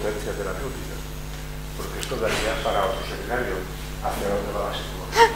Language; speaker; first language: Spanish; native; Spanish